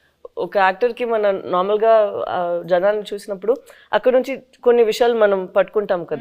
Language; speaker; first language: Telugu; non-native, fluent; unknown